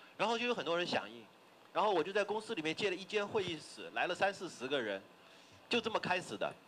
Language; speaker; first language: Chinese; native; Chinese